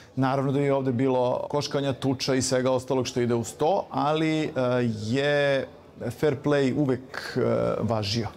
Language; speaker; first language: Serbian; native; Serbian